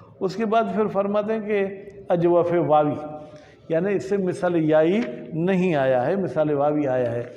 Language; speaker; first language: Urdu; non-native, local second language; Sindhi